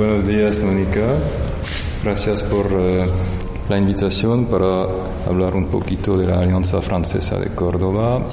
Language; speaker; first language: Spanish; non-native, fluent; French